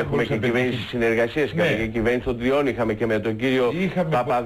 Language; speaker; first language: Greek; native; Greek